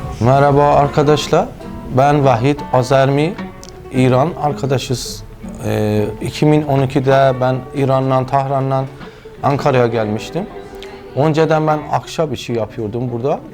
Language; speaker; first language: Turkish; non-native, learner; Persian